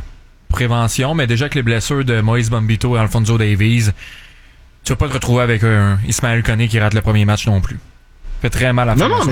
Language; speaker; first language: French; native; French